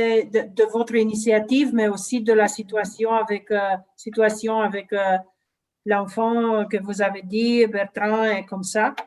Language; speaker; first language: French; non-native, learner; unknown